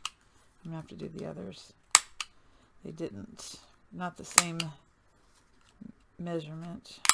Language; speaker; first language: English; native; English